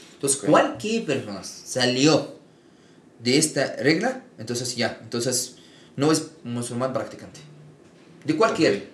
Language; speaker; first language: Spanish; non-native, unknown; Arabic